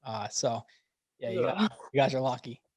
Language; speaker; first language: English; native; English